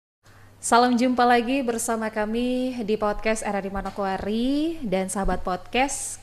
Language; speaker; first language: Indonesian; native; Indonesian